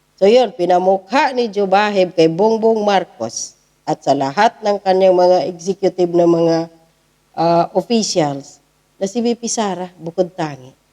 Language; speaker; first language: Filipino; non-native, local second language; Cebuano